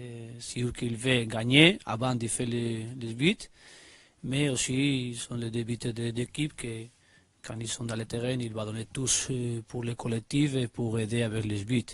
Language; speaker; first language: French; non-native, learner; Spanish